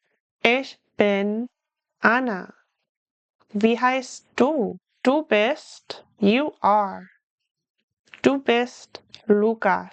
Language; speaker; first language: German; non-native, fluent; English